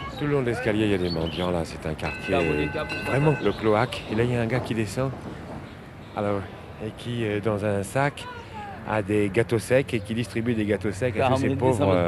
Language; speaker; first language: French; native; French